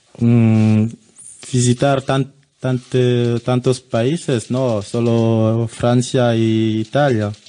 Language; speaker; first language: Spanish; non-native, learner; French